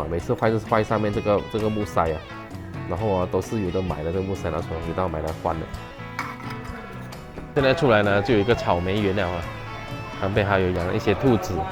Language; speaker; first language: Chinese; native; Chinese